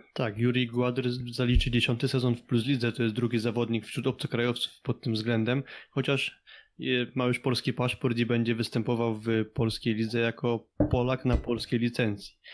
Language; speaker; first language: Polish; native; Polish